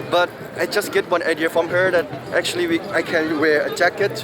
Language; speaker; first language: English; non-native, fluent; Thai